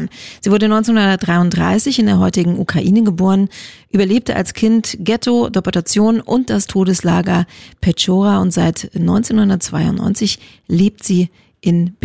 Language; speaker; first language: German; native; German